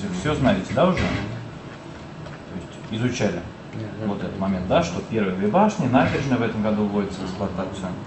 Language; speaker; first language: Russian; native; Russian